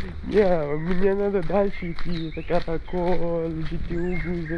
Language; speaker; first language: Russian; non-native, local second language; Kyrgyz